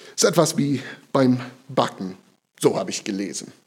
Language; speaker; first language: German; non-native, fluent; English